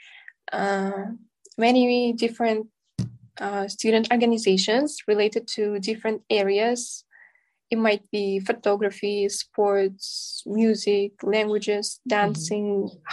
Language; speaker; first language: English; non-native, fluent; Kazakh